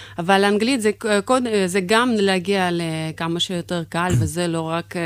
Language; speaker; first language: Hebrew; non-native, fluent; Russian